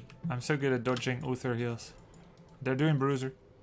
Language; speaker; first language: English; non-native, fluent; Dutch